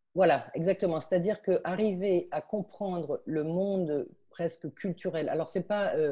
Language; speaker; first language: French; early bilingual, heritage; Spanish